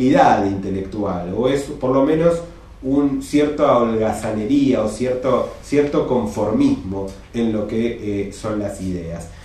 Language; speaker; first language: Spanish; native; Spanish